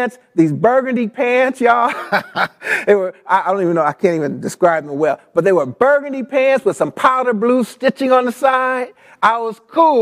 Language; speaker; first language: English; native; English